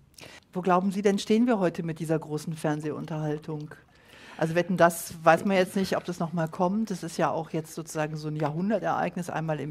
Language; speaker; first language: German; native; German